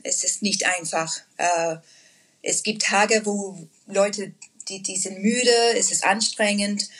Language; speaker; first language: German; non-native, learner; English